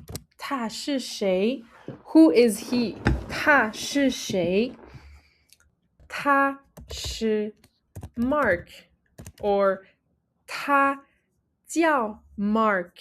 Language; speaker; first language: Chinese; non-native, fluent; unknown